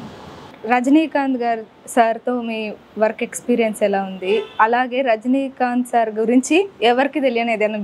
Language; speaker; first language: Telugu; native; Telugu